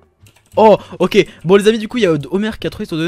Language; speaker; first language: French; native; French